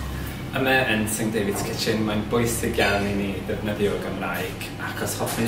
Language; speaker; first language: Welsh; non-native, learner; English